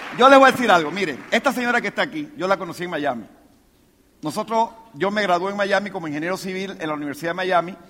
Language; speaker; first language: Spanish; native; Spanish